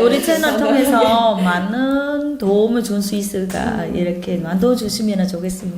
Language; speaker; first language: Korean; non-native, fluent; Vietnamese